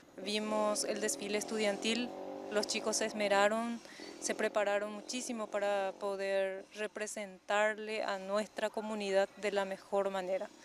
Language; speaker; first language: Spanish; native; Spanish